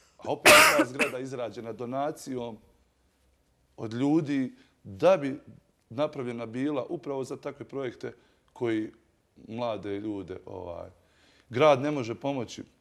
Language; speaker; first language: Bosnian; native; Bosnian